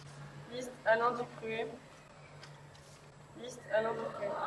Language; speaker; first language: French; native; French